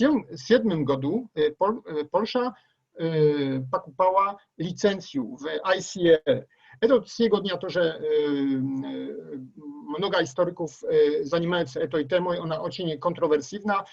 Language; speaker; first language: Russian; non-native, learner; Polish